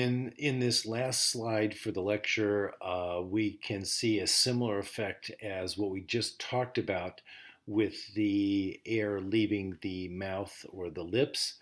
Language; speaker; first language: English; native; English